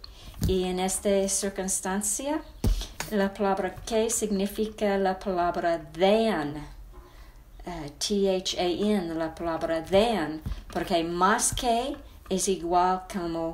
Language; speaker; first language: Spanish; non-native, fluent; English